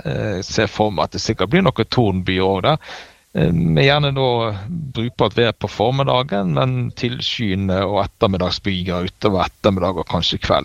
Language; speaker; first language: Norwegian; native; Norwegian